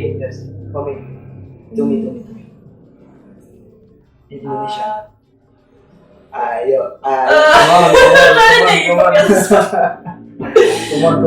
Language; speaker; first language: English; non-native, learner; Indonesian